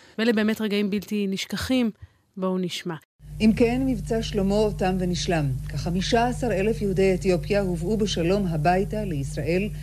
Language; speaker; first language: Hebrew; native; Hebrew